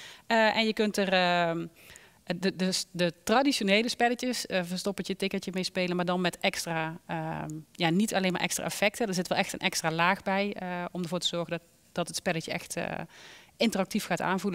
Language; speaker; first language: Dutch; native; Dutch